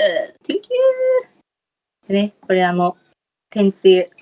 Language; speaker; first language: Japanese; native; Japanese